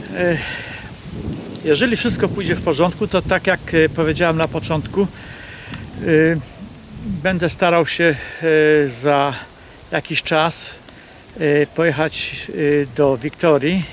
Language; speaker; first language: Polish; native; Polish